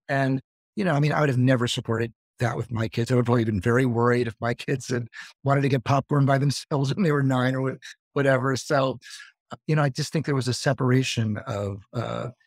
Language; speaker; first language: English; native; English